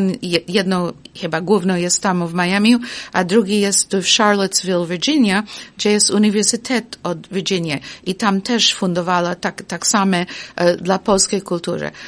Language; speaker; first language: Polish; non-native, fluent; English